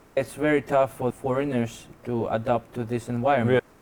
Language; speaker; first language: English; non-native, fluent; Russian